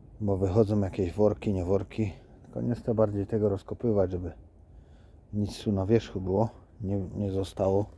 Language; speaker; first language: Polish; native; Polish